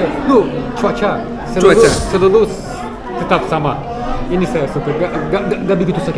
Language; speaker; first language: Indonesian; non-native, fluent; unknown